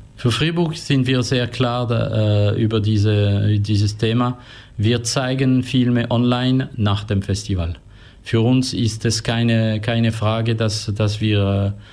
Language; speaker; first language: German; non-native, local second language; French